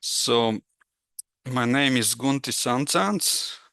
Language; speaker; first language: English; non-native, fluent; Latvian